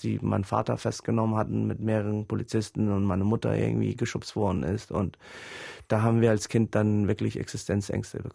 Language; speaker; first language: German; early bilingual, other home language; Pashto